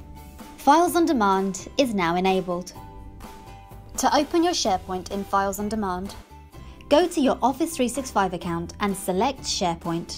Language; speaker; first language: English; native; English